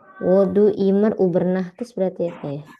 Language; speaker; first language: German; non-native, learner; Indonesian